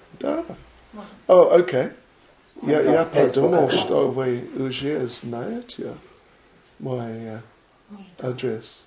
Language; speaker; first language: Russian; non-native, learner; English